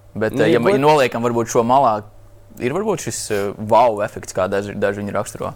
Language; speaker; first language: Latvian; native; Latvian